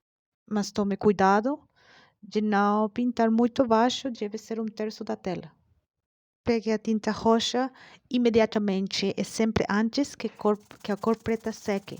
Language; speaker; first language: Portuguese; non-native, learner; Spanish